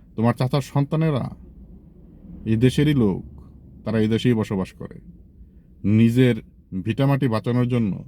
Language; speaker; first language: Bangla; native; Bangla